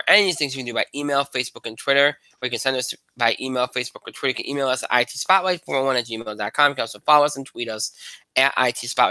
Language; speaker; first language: English; native; English